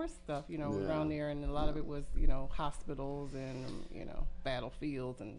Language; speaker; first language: English; native; English